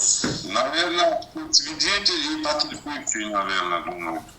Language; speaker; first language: Russian; non-native, learner; Uzbek